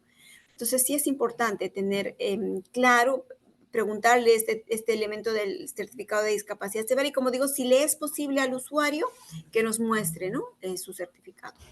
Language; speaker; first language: Spanish; native; Spanish